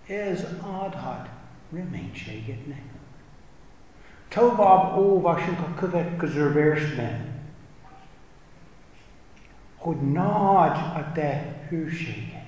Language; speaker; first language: Hungarian; non-native, fluent; English